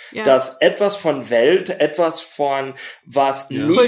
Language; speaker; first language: German; non-native, learner; English